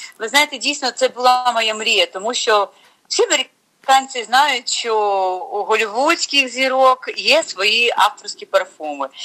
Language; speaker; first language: Ukrainian; native; Ukrainian